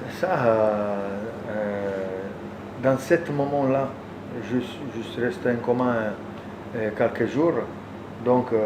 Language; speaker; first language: French; non-native, learner; Italian